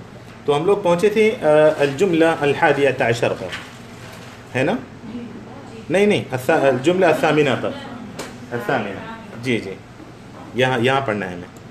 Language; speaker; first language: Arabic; non-native, fluent; Urdu